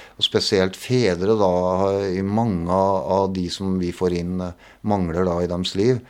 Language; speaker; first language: Norwegian; native; Norwegian